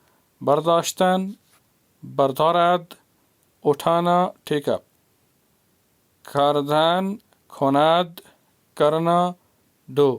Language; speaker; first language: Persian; non-native, fluent; Urdu